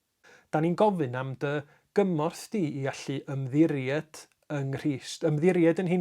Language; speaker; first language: Welsh; native; Welsh